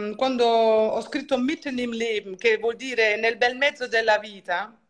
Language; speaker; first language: Italian; native; Italian